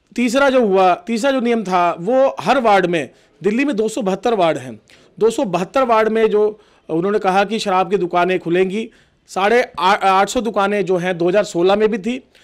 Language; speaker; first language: Hindi; native; Hindi